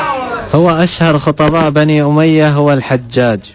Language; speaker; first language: Arabic; native; Arabic